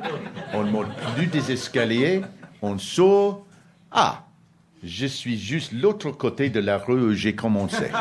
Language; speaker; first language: French; non-native, learner; English